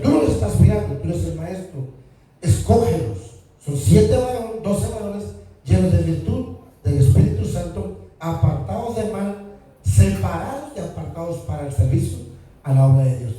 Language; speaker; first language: Spanish; native; Spanish